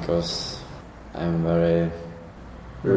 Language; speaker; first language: English; non-native, learner; Czech